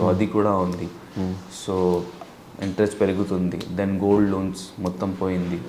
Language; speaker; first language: Telugu; non-native, local second language; Urdu